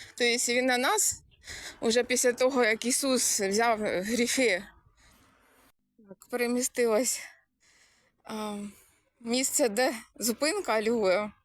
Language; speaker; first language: Ukrainian; native; Ukrainian